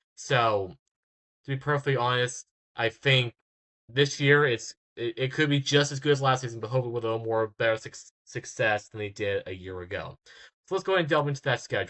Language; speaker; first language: English; native; English